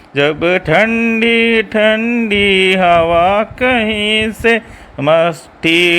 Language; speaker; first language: Hindi; non-native, local second language; Malayalam